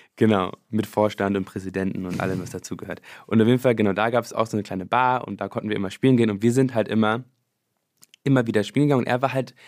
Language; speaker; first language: German; early bilingual, other home language; English